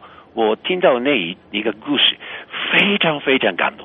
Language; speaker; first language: Chinese; non-native, fluent; Japanese